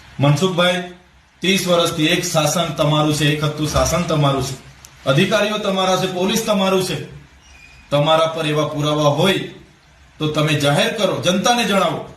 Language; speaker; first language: Gujarati; non-native, local second language; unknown